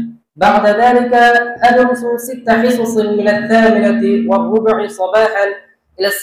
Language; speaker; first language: Arabic; non-native, learner; Bangla